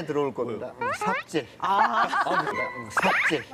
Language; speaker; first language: Korean; native; Korean